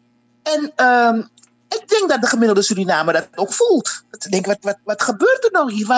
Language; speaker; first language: Dutch; native; Dutch